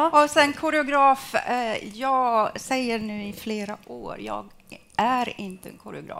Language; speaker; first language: Swedish; non-native, fluent; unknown